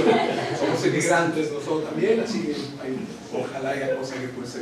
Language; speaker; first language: Spanish; non-native, fluent; Italian